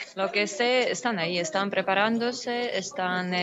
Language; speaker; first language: Spanish; non-native, fluent; Ukrainian